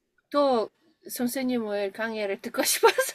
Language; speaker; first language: Korean; non-native, learner; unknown